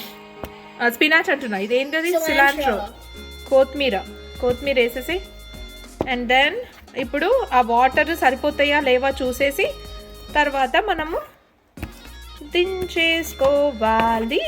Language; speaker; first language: Telugu; native; Telugu